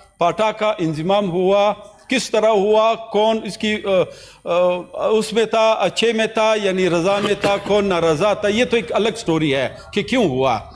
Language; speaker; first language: Urdu; non-native, local second language; Pashto